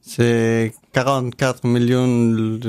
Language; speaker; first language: French; non-native, learner; Persian